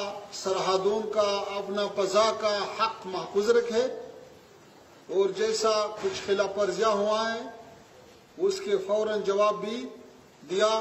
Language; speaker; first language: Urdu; non-native, fluent; Pashto